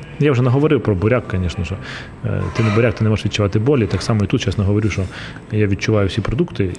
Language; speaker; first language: Ukrainian; non-native, local second language; Russian